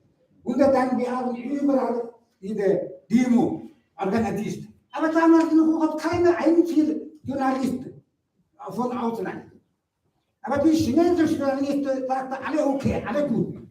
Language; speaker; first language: German; non-native, learner; Mongolian